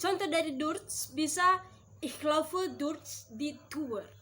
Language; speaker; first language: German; non-native, learner; Indonesian